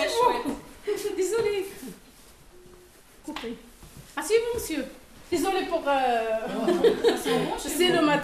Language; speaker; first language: French; non-native, local second language; Arabic